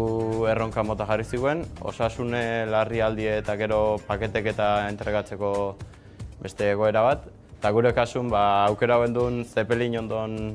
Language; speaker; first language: Basque; native; Basque